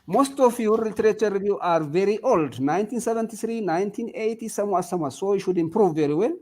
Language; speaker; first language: English; non-native, local second language; Amharic